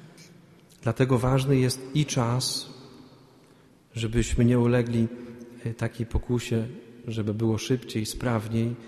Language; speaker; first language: Polish; native; Polish